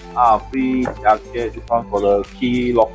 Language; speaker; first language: English; non-native, learner; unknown